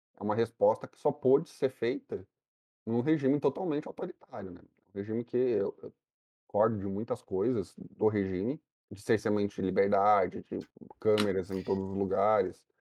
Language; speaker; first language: Portuguese; native; Portuguese